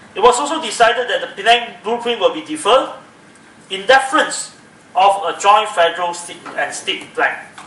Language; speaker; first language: English; non-native, local second language; Chinese